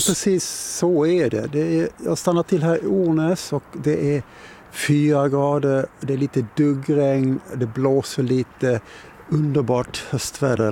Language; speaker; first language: Swedish; native; Swedish